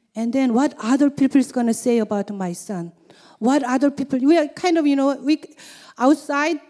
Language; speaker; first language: English; non-native, learner; Korean